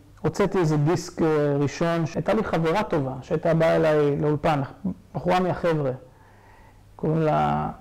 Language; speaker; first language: Hebrew; early bilingual, heritage; Hebrew